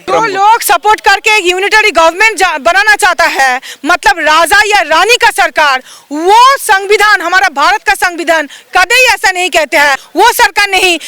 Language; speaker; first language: Hindi; non-native, local second language; Bangla